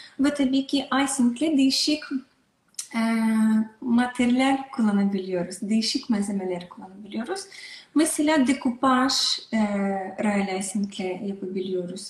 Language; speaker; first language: Turkish; non-native, learner; Russian